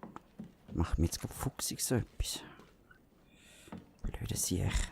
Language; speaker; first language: German; native; German